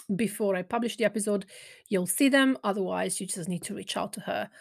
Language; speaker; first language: English; non-native, fluent; Italian